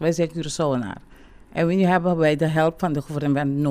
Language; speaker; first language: Dutch; non-native, local second language; Papiamento